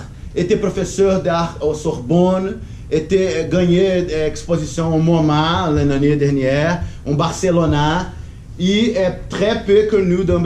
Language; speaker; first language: French; non-native, learner; Portuguese